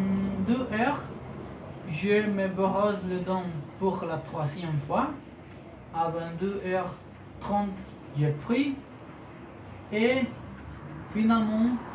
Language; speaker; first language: French; non-native, learner; Spanish